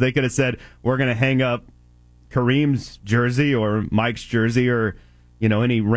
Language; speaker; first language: English; native; English